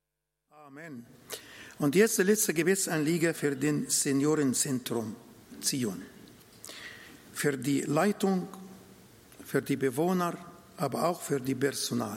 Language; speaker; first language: German; non-native, learner; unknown